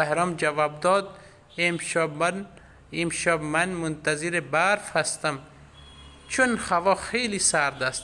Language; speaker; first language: Persian; non-native, fluent; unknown